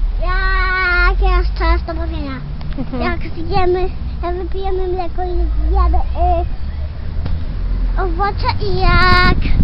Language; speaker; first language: Polish; early bilingual, heritage; Polish